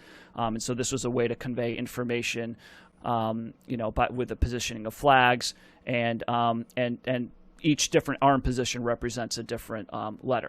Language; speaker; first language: English; native; English